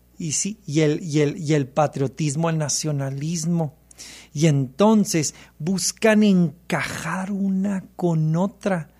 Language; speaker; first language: Spanish; early bilingual, heritage; Spanish